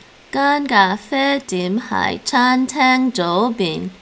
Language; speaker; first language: Cantonese; non-native, learner; English